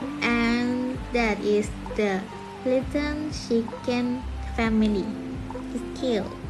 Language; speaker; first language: English; non-native, learner; Thai